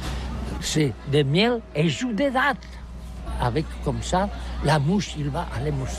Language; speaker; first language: French; non-native, learner; Catalan